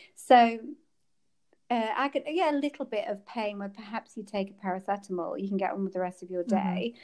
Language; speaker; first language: English; native; English